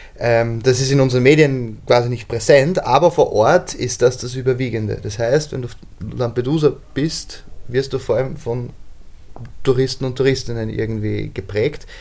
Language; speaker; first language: German; native; German